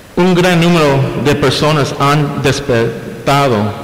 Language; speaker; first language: Spanish; non-native, fluent; English